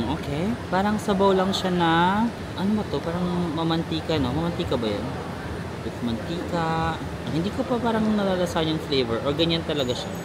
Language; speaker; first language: Filipino; non-native, local second language; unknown